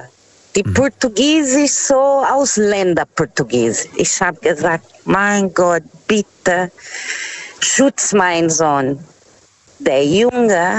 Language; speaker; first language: German; non-native, fluent; Portuguese